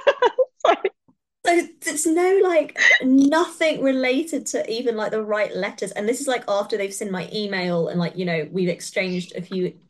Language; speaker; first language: English; native; English